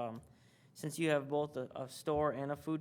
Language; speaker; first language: English; native; English